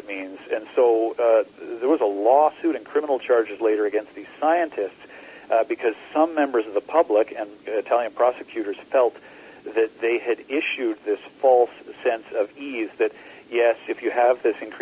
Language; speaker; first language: English; native; English